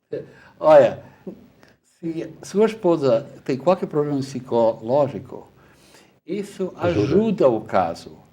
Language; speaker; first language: Portuguese; non-native, fluent; Spanish